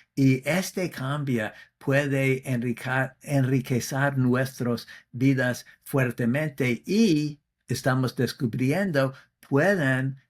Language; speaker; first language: Spanish; non-native, fluent; English